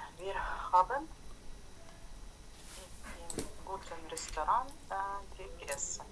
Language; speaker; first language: German; non-native, learner; Ukrainian